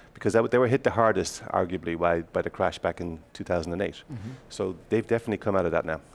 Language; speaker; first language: English; native; English